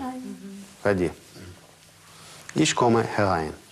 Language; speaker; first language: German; non-native, fluent; Russian